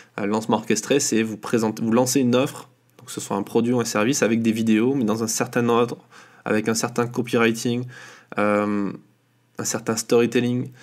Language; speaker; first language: French; native; French